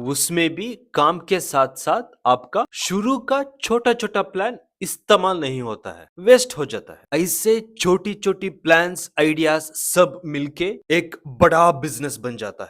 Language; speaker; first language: Hindi; non-native, local second language; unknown